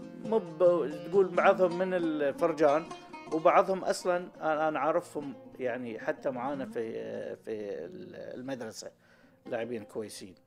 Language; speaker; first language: Arabic; native; Arabic